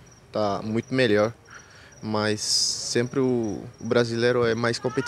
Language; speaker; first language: Portuguese; non-native, fluent; Spanish